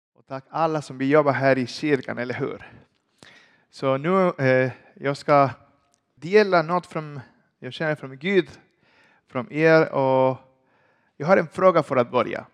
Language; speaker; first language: Swedish; non-native, learner; Spanish